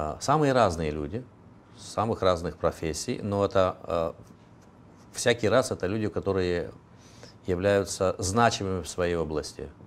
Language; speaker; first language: Russian; non-native, local second language; Romanian